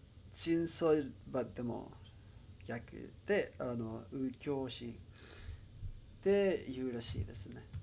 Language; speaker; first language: Japanese; non-native, learner; English